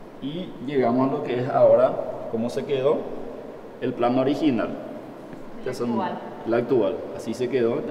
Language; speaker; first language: Spanish; native; Spanish